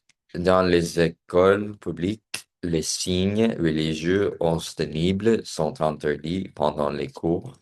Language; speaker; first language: French; non-native, learner; English